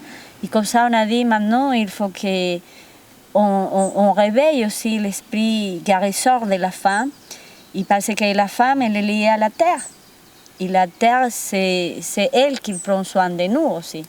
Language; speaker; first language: French; non-native, fluent; Spanish